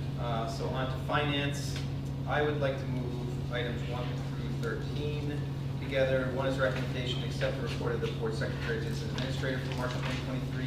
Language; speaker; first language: English; native; English